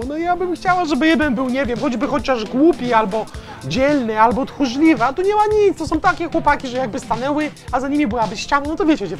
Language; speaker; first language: Polish; native; Polish